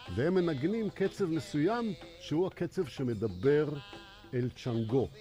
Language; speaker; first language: Hebrew; native; Hebrew